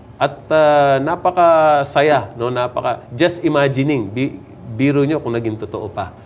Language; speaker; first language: Filipino; non-native, local second language; Pampanga